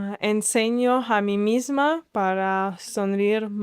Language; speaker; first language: Spanish; non-native, learner; Russian